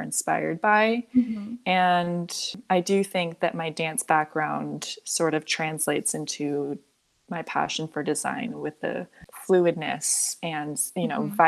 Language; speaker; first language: English; native; English